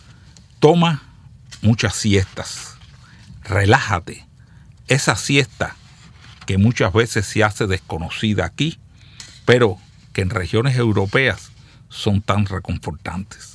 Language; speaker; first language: Spanish; native; Spanish